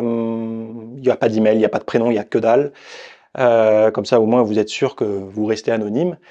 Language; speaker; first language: French; native; French